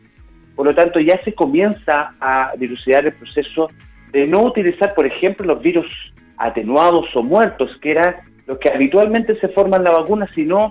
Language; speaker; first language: Spanish; native; Spanish